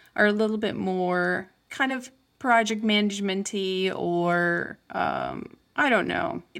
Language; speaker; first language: English; non-native, fluent; Turkish